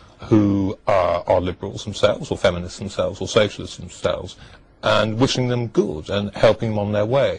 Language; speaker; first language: English; native; English